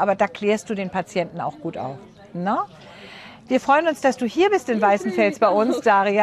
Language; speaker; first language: German; native; German